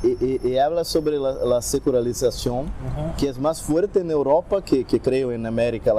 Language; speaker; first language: Spanish; non-native, fluent; Portuguese